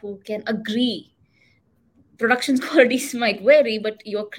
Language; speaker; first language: English; non-native, local second language; Tamil